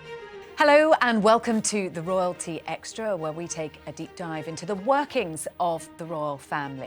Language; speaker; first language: English; native; English